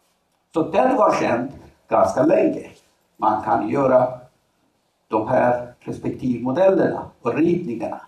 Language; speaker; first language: Swedish; non-native, fluent; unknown